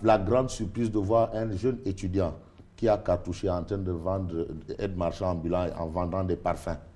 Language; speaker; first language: French; non-native, local second language; Wolof